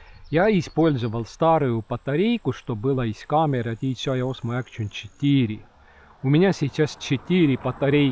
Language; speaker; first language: Russian; non-native, learner; Estonian